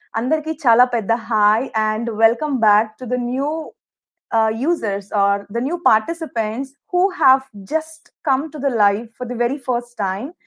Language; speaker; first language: English; non-native, local second language; Telugu